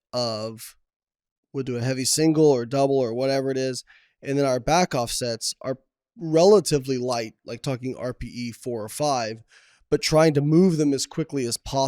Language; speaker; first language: English; native; English